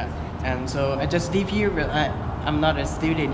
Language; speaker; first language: English; non-native, learner; Lao